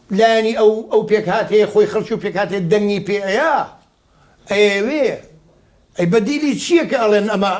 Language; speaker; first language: Central Kurdish; native; Central Kurdish